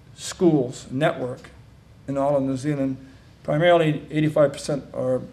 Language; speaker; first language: English; native; English